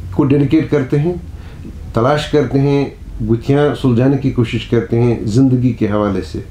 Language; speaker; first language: Urdu; non-native, local second language; Kashmiri